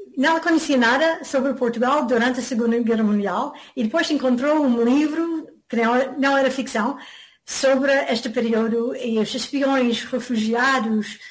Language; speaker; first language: Portuguese; non-native, fluent; English